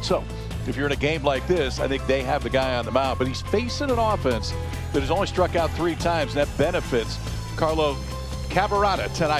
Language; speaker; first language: English; native; English